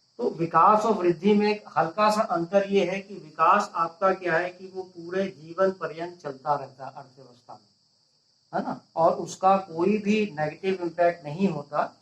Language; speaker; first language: Hindi; native; Hindi